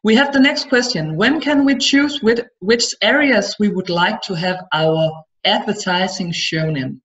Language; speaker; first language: English; non-native, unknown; Danish